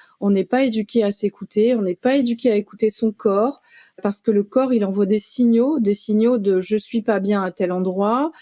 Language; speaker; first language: French; native; French